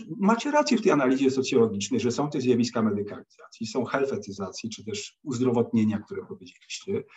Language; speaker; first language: Polish; native; Polish